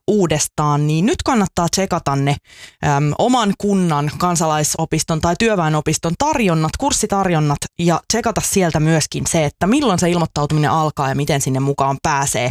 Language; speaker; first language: Finnish; native; Finnish